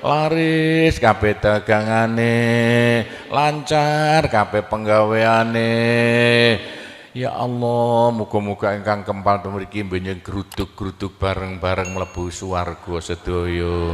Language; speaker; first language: Indonesian; non-native, local second language; Javanese